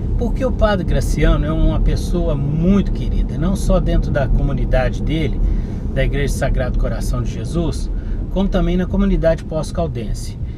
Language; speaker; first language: Portuguese; native; Portuguese